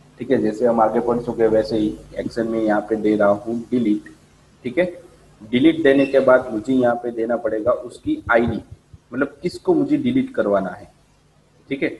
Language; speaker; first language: Hindi; non-native, local second language; Gujarati